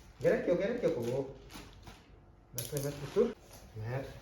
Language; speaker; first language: Turkish; non-native, learner; Indonesian